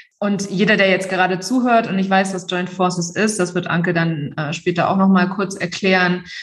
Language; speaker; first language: German; native; German